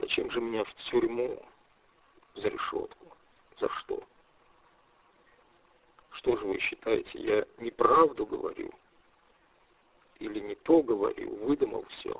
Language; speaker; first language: Russian; native; Russian